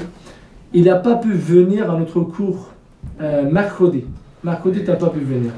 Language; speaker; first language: French; non-native, fluent; Kurdish